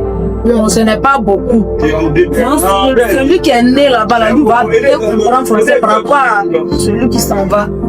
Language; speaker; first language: French; non-native, fluent; Yoruba